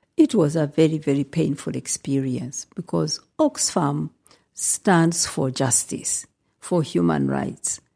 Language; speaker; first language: English; non-native, local second language; Nyankole